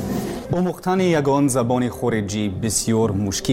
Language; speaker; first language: Persian; non-native, learner; English